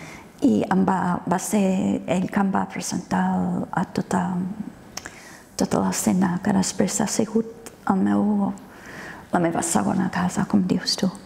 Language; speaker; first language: Catalan; non-native, fluent; English